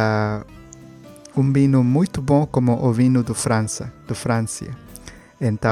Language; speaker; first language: Portuguese; non-native, learner; Spanish